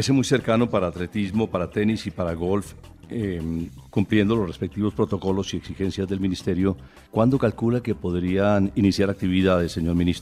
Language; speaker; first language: Spanish; native; Spanish